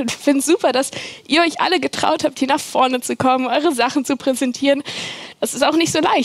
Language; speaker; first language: German; native; German